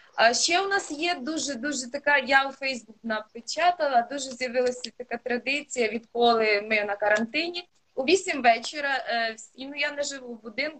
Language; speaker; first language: Ukrainian; non-native, local second language; Russian